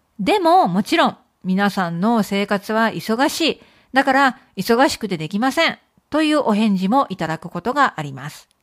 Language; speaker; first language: Japanese; native; Japanese